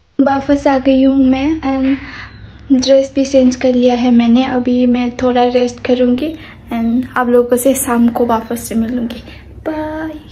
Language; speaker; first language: Hindi; non-native, local second language; Bodo